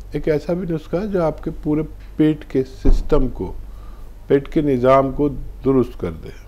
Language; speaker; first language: Hindi; native; Hindi